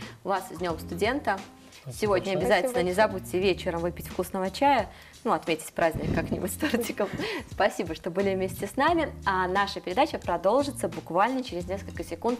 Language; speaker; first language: Russian; native; Russian